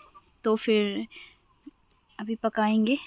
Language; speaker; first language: Hindi; non-native, local second language; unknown